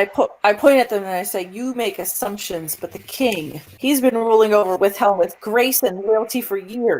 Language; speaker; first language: English; native; English